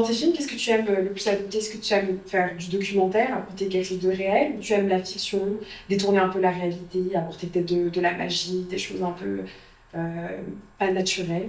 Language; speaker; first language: French; native; French